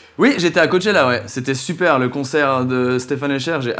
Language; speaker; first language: French; native; French